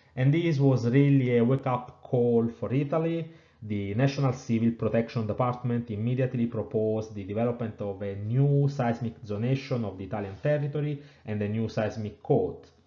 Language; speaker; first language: English; non-native, fluent; Italian